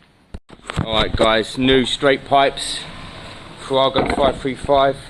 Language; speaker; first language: English; native; English